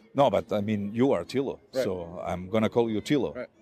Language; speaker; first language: English; non-native, fluent; Catalan